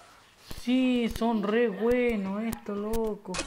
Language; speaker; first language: Spanish; native; Spanish